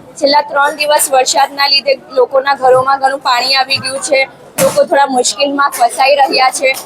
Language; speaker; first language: Gujarati; non-native, local second language; Sindhi